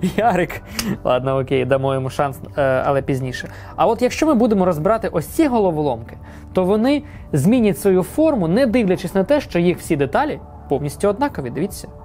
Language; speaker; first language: Ukrainian; non-native, local second language; Russian